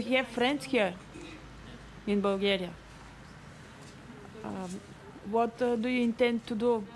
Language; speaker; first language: English; non-native, fluent; Bulgarian